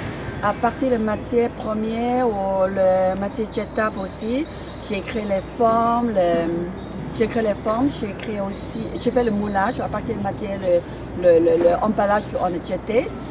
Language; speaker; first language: French; non-native, fluent; Chinese